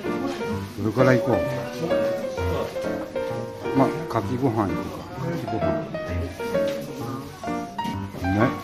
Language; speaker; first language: Japanese; native; Japanese